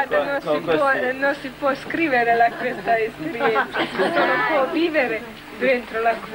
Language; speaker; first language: Italian; non-native, learner; Croatian